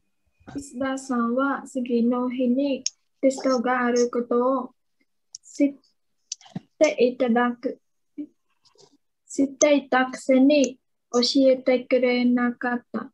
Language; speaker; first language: Japanese; non-native, learner; Khmer